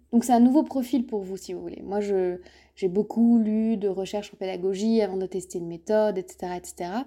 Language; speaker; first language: French; native; French